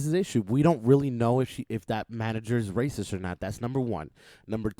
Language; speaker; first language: English; native; English